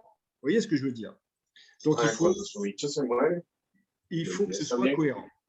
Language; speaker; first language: French; native; French